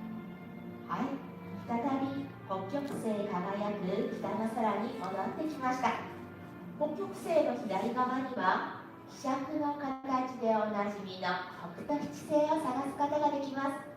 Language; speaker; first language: Japanese; native; Japanese